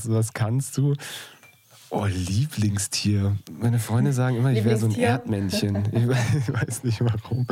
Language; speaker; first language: German; native; German